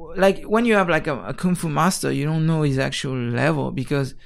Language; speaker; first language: English; non-native, fluent; French